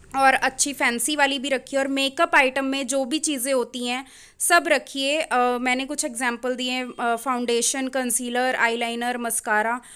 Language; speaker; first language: Hindi; native; Hindi